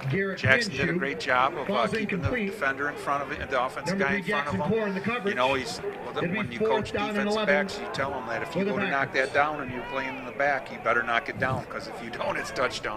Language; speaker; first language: English; native; English